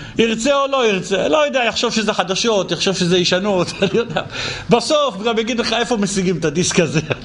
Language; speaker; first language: Hebrew; native; Hebrew